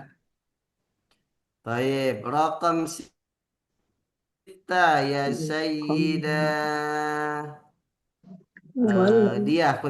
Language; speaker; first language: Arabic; non-native, fluent; Indonesian